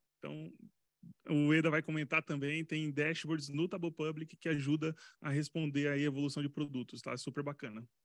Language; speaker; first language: Portuguese; native; Portuguese